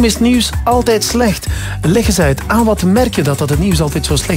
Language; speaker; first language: Dutch; native; Dutch